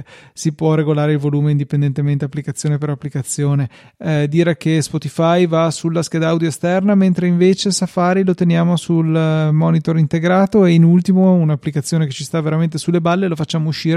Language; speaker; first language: Italian; native; Italian